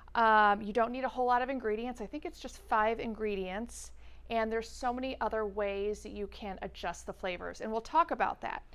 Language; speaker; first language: English; native; English